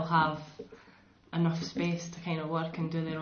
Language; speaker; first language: English; native; English